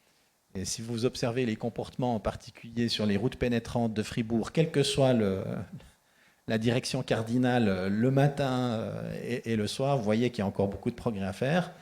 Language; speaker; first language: French; native; French